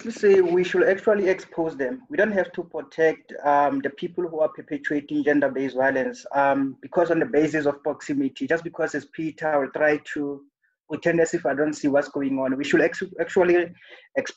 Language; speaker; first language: English; non-native, local second language; Southern Sotho